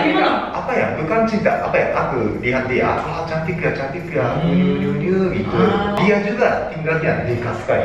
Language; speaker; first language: Indonesian; non-native, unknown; Japanese